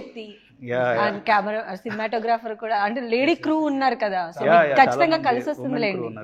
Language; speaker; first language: Telugu; native; Telugu